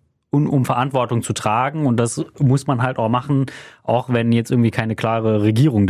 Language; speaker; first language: German; native; German